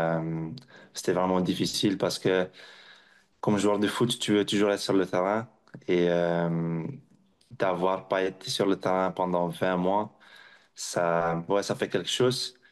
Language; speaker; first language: French; non-native, local second language; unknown